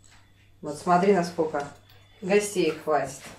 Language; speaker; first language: Russian; native; Russian